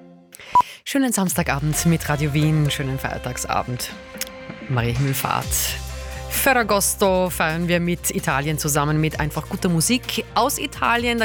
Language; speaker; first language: German; native; German